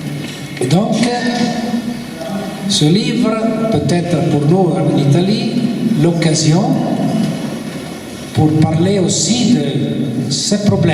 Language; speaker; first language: French; non-native, learner; Italian